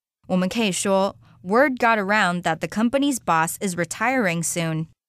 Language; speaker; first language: English; non-native, fluent; Chinese